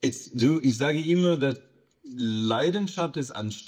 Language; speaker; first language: German; non-native, fluent; English